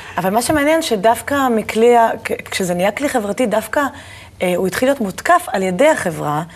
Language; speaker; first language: Hebrew; native; Hebrew